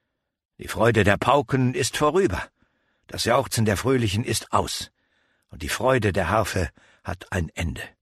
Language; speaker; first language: German; native; German